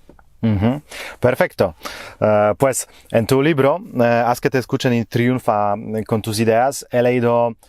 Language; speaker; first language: Spanish; non-native, fluent; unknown